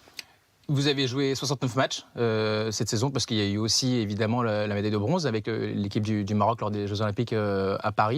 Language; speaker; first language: French; native; French